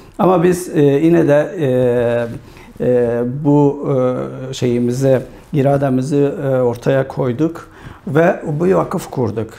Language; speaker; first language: Turkish; non-native, fluent; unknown